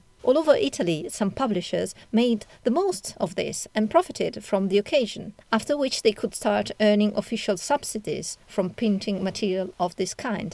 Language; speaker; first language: English; non-native, fluent; Italian